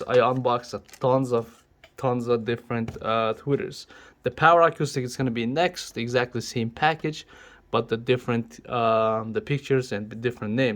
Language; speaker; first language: English; non-native, local second language; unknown